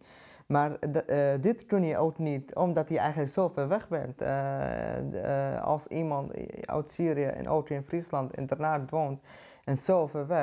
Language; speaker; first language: Dutch; non-native, fluent; Arabic